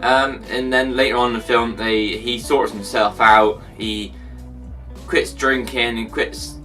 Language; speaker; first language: English; native; English